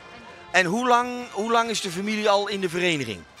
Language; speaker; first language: Dutch; native; Dutch